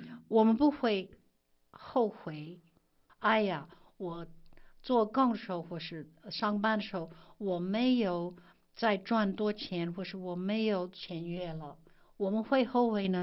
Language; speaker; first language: Chinese; non-native, fluent; English